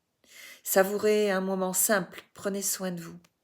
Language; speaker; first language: French; native; French